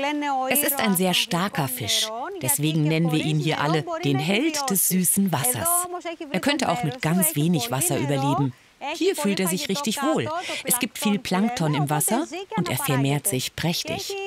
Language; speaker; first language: German; native; German